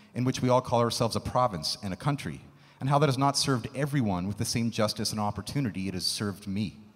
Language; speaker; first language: English; native; English